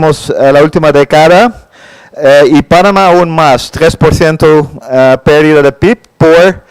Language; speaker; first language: Spanish; non-native, fluent; Dutch